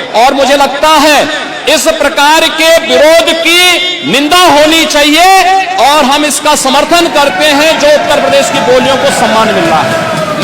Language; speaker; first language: Hindi; native; Hindi